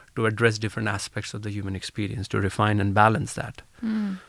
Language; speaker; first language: English; non-native, local second language; Hindi